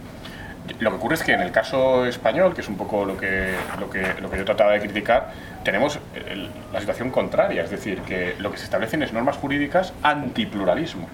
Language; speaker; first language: Spanish; native; Spanish